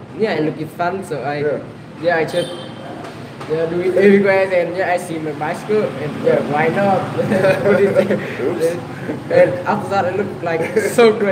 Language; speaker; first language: English; non-native, learner; Vietnamese